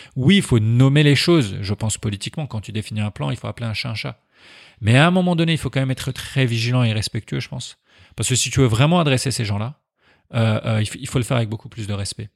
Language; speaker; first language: French; early bilingual, other home language; Persian